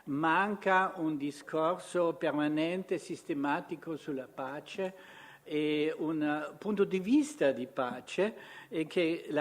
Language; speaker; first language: Italian; non-native, fluent; German